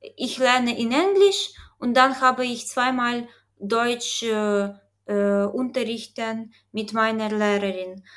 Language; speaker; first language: German; non-native, learner; Ukrainian